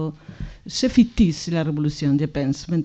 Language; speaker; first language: French; non-native, learner; Spanish